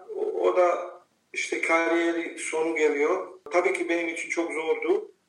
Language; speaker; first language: Turkish; non-native, learner; Bosnian